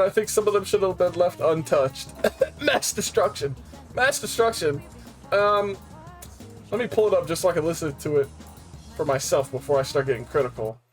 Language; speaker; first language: English; native; English